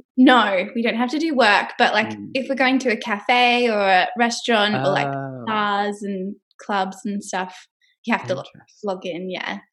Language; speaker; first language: English; native; English